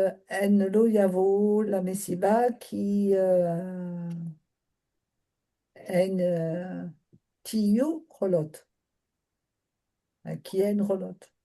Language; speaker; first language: Hebrew; non-native, learner; French